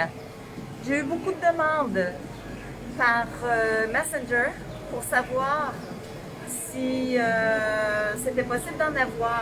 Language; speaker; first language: French; native; French